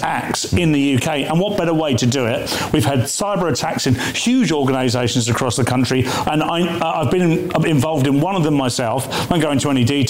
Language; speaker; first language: English; native; English